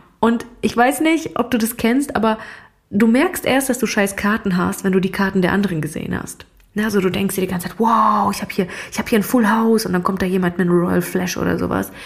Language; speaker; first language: German; early bilingual, other home language; Russian